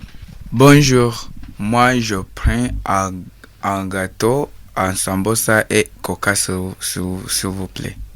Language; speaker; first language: French; non-native, learner; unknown